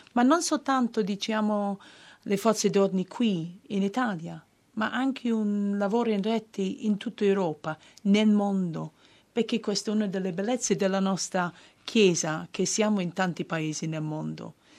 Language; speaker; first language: Italian; non-native, fluent; English